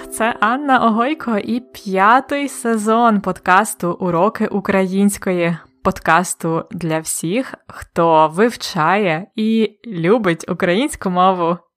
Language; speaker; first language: Ukrainian; native; Ukrainian